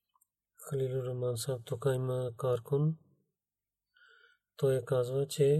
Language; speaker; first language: Bulgarian; non-native, learner; Urdu